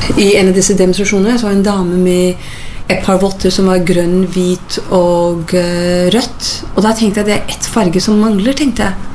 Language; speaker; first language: Norwegian; non-native, fluent; English